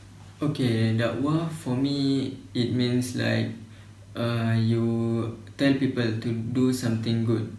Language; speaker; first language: English; non-native, learner; Malay